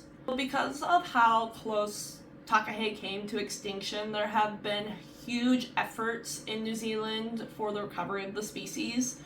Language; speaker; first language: English; native; English